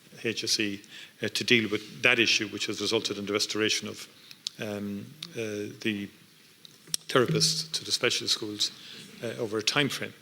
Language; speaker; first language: English; native; English